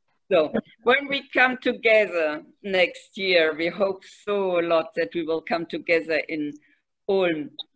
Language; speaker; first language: English; non-native, fluent; German